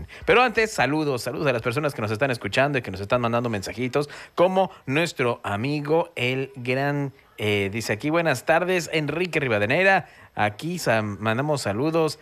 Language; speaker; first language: Spanish; native; Spanish